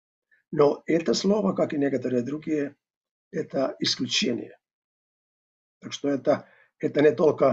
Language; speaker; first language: Russian; non-native, fluent; Finnish